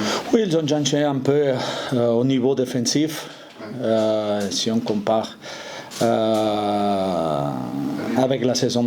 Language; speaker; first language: French; non-native, fluent; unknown